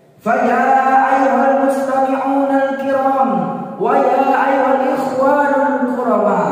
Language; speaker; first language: Arabic; non-native, learner; Indonesian